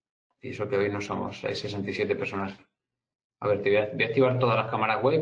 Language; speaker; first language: Spanish; native; Spanish